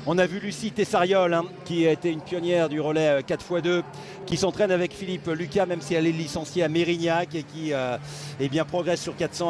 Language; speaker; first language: French; native; French